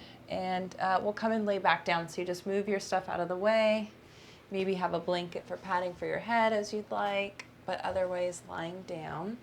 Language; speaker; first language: English; native; English